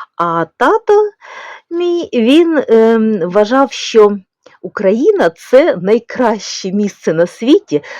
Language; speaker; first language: Ukrainian; non-native, local second language; Russian